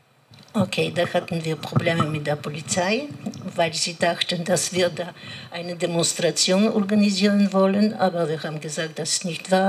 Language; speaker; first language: German; non-native, learner; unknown